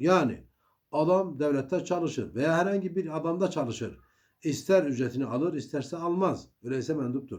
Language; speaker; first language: Turkish; native; Turkish